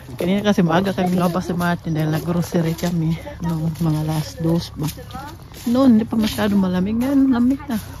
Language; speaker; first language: Filipino; non-native, local second language; Cebuano